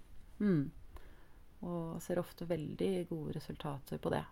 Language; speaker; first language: Norwegian; native; Norwegian